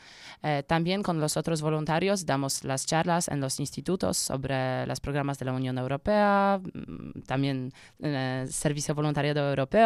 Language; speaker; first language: Spanish; non-native, learner; Polish